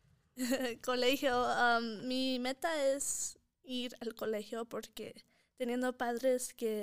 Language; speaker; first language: Spanish; early bilingual, heritage; Spanish